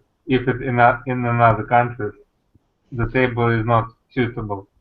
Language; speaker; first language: English; non-native, learner; Russian